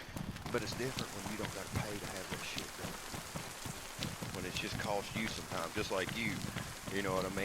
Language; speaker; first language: English; native; English